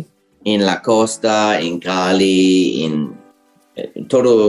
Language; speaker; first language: Spanish; non-native, learner; English